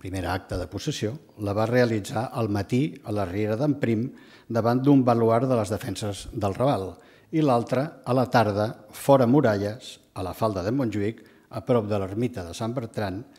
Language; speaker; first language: Catalan; native; Catalan